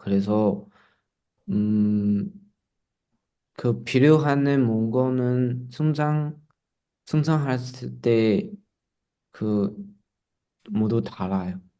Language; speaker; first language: Korean; non-native, learner; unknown